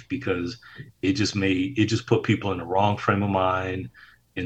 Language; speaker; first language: English; native; English